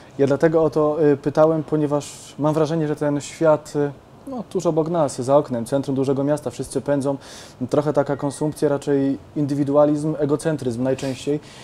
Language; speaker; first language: Polish; native; Polish